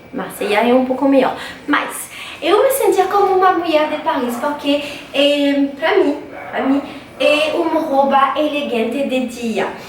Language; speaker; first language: Portuguese; non-native, learner; French